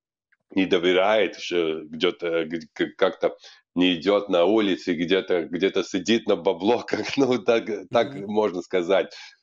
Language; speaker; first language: Russian; non-native, local second language; Latvian